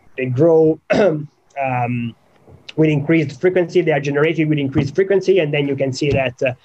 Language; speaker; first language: English; non-native, fluent; Italian